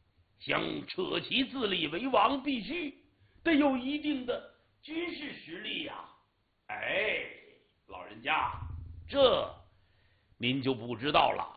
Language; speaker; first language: Chinese; native; Chinese